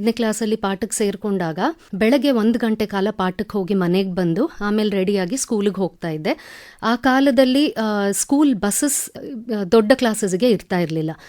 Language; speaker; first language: Kannada; non-native, local second language; Tamil